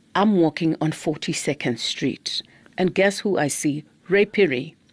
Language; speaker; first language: English; non-native, local second language; Zulu